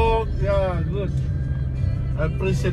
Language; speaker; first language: English; non-native, local second language; Malay